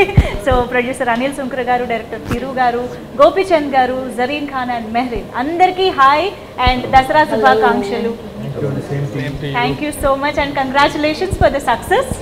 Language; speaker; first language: Telugu; native; Telugu